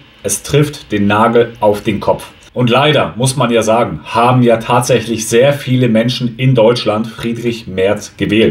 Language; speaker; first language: German; native; German